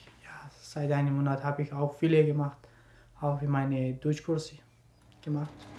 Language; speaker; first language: German; non-native, learner; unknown